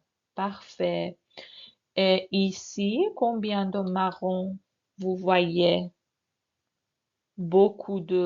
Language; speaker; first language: French; non-native, fluent; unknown